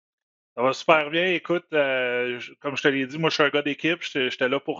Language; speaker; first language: French; native; French